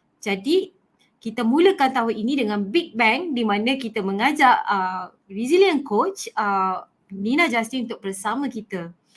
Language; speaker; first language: Malay; native; Malay